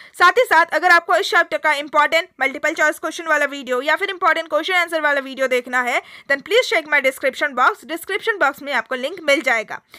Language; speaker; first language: Hindi; native; Hindi